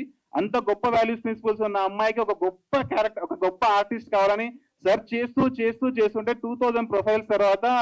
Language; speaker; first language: Telugu; native; Telugu